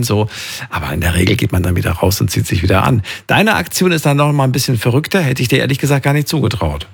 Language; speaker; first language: German; native; German